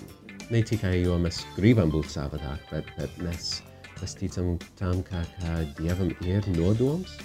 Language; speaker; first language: Latvian; non-native, fluent; English